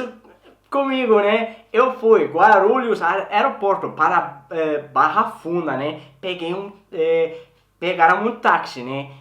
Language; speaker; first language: Portuguese; non-native, learner; Swedish